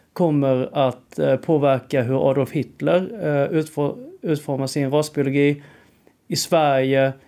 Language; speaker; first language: Swedish; native; Swedish